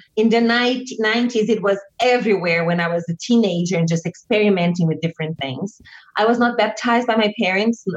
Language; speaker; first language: English; non-native, fluent; Portuguese